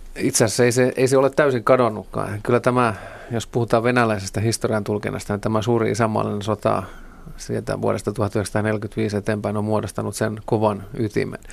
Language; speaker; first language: Finnish; native; Finnish